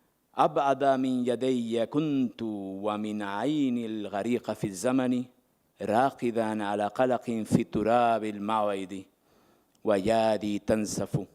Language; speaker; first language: Arabic; native; Arabic